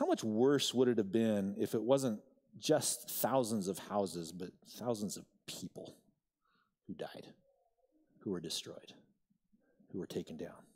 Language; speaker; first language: English; native; English